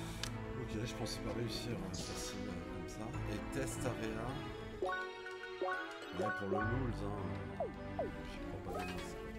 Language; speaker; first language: French; native; French